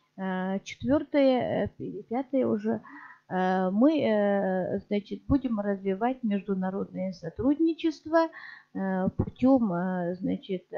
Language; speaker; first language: Russian; non-native, local second language; Kazakh